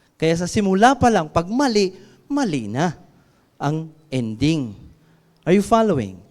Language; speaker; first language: Filipino; non-native, local second language; Iloko